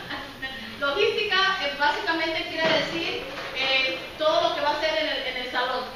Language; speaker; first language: Spanish; native; Spanish